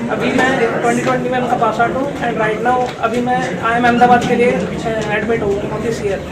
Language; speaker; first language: Hindi; native; Hindi